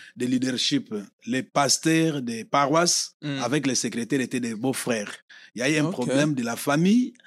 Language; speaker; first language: French; non-native, local second language; Lingala